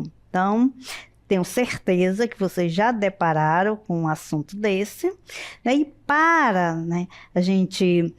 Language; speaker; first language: Portuguese; native; Portuguese